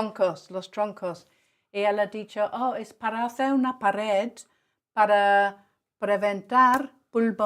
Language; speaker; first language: Spanish; non-native, learner; English